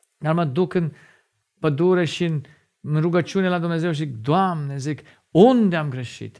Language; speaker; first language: Romanian; non-native, fluent; German